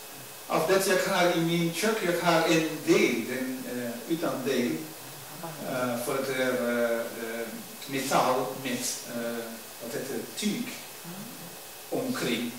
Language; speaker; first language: Swedish; non-native, learner; Dutch